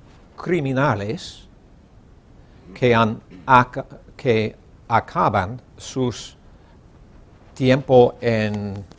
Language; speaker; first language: Spanish; non-native, learner; English